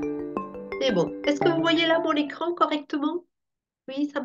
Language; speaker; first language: French; non-native, fluent; Spanish